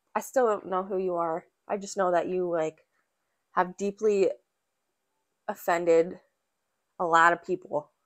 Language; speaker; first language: English; native; English